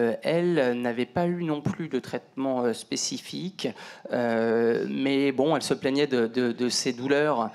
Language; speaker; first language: French; native; French